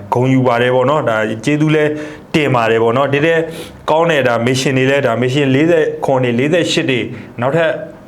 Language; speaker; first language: Burmese; native; Burmese